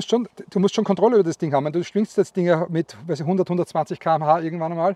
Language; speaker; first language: German; native; German